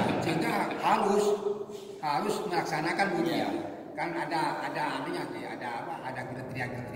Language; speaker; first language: Indonesian; native; Indonesian